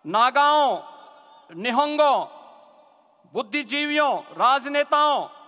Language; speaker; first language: Hindi; native; Hindi